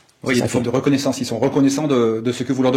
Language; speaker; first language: French; native; French